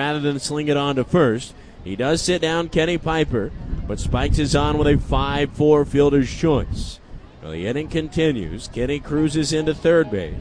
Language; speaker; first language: English; native; English